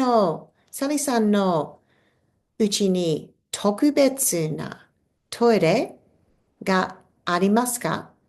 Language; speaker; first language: Japanese; non-native, fluent; English